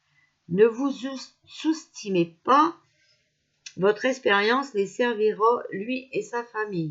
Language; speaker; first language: French; native; French